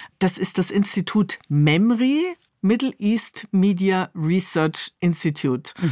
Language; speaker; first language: German; native; German